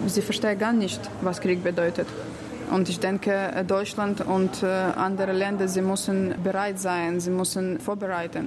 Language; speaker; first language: German; non-native, learner; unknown